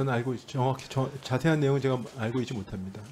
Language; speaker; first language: Korean; native; Korean